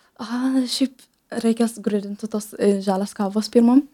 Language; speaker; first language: Lithuanian; non-native, learner; Tigrinya